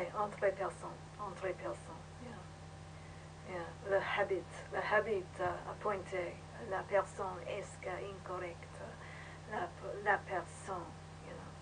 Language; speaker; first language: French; non-native, learner; English